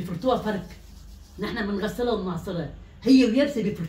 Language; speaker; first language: Arabic; native; Arabic